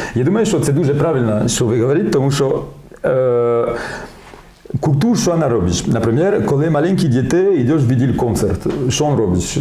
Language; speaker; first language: Ukrainian; non-native, learner; French